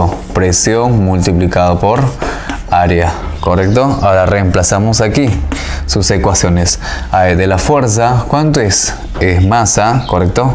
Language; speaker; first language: Spanish; native; Spanish